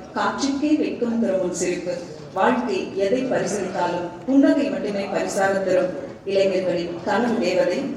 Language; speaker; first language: Tamil; native; Tamil